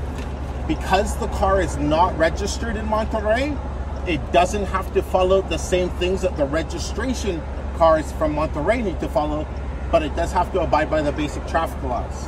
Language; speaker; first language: English; non-native, fluent; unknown